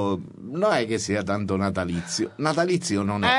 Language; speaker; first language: Italian; native; Italian